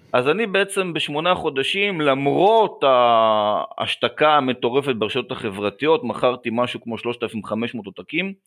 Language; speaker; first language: Hebrew; native; Hebrew